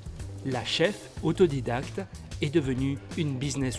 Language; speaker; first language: French; native; French